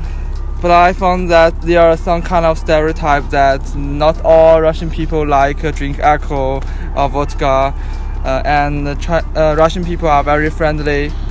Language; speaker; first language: English; non-native, learner; Chinese